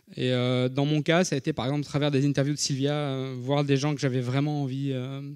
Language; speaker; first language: French; native; French